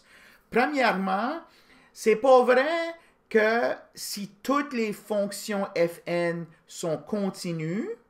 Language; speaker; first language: French; native; French